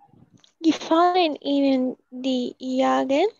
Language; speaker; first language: German; non-native, learner; Arabic